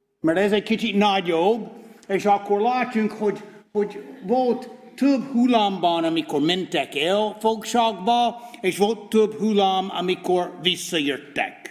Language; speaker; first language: Hungarian; non-native, fluent; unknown